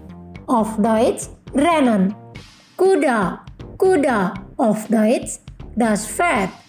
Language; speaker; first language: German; non-native, fluent; Indonesian